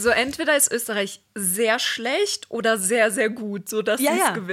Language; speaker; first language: German; native; German